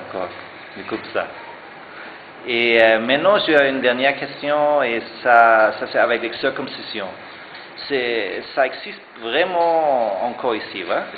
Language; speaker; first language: French; non-native, learner; German